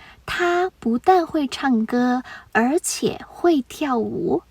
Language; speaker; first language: Chinese; non-native, fluent; Burmese